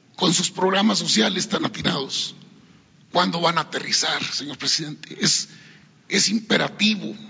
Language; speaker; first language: Spanish; native; Spanish